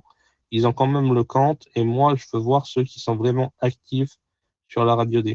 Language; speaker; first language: French; native; French